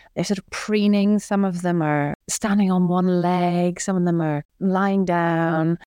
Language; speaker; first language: English; native; English